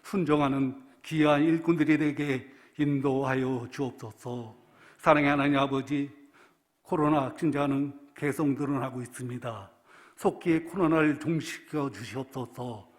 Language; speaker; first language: Korean; native; Korean